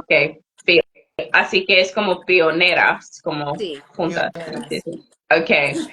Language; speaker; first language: Spanish; non-native, learner; English